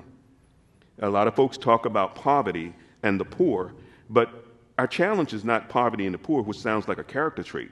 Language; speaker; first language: English; native; English